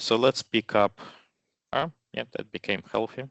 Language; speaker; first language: English; non-native, fluent; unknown